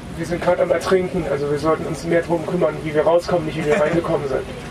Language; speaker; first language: German; native; German